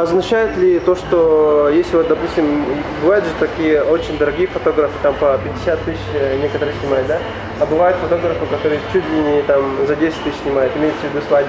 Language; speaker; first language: Russian; native; Russian